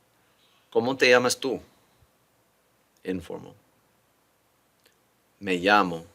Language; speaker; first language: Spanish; non-native, fluent; English